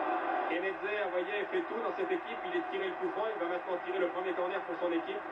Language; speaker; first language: French; native; French